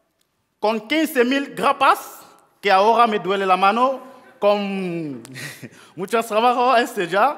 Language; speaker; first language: Spanish; non-native, fluent; French